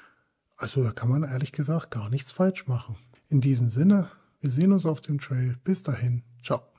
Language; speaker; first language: German; native; German